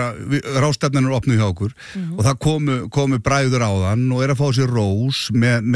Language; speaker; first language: Icelandic; native; Icelandic